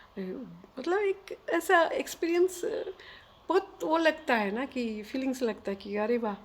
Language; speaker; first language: Hindi; non-native, local second language; Bangla